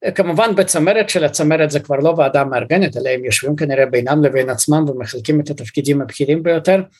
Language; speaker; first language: Hebrew; early bilingual, other home language; Russian